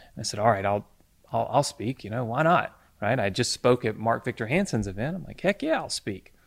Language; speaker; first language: English; native; English